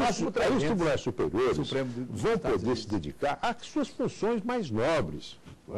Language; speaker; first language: Portuguese; native; Portuguese